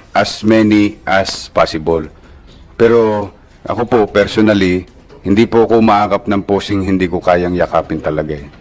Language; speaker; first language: Filipino; native; Filipino